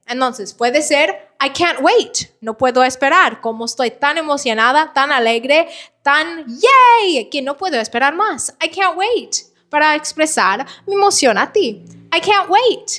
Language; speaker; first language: Spanish; non-native, fluent; English